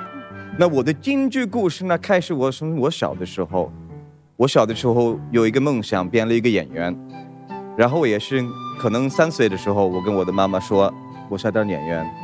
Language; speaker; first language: Chinese; non-native, fluent; Swedish